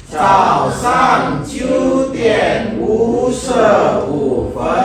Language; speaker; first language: Chinese; non-native, learner; Indonesian